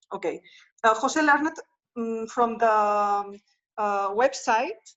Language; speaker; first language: English; non-native, learner; Spanish